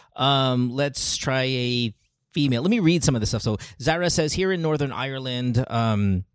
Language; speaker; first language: English; non-native, local second language; Filipino